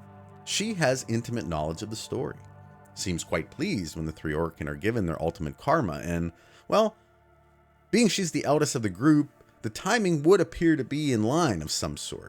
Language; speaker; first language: English; native; English